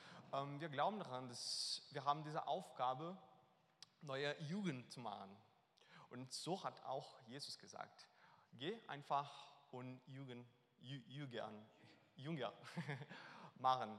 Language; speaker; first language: German; non-native, learner; Portuguese